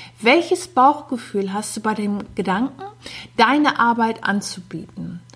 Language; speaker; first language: German; native; German